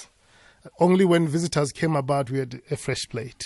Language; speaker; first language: English; non-native, local second language; Zulu